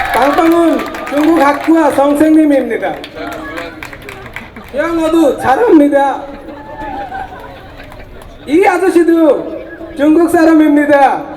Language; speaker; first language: Korean; non-native, learner; Bangla